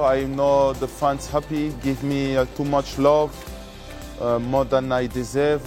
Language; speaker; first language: English; non-native, learner; French